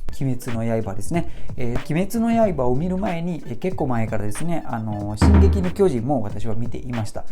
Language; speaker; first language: Japanese; non-native, fluent; Malay